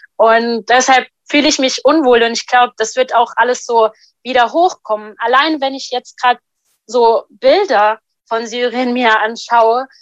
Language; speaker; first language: German; non-native, fluent; Arabic